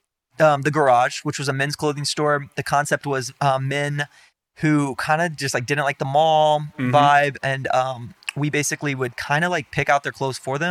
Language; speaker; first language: English; native; English